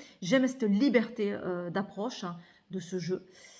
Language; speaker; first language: French; native; French